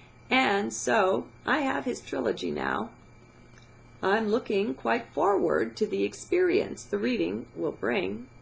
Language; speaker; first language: English; native; English